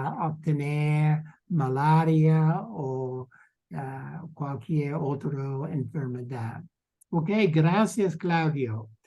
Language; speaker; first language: Spanish; non-native, learner; English